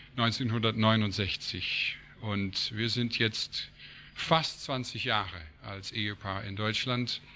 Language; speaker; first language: German; non-native, fluent; English